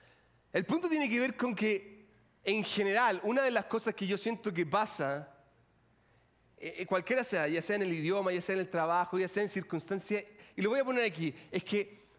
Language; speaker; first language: Spanish; native; Spanish